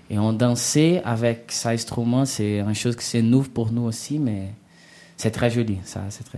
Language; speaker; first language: French; non-native, learner; Portuguese